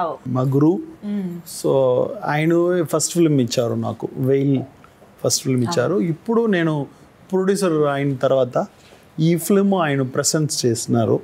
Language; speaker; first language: Telugu; non-native, learner; Tamil